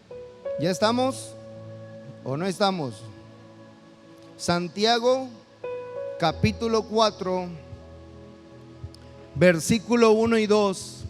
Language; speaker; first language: Spanish; native; Spanish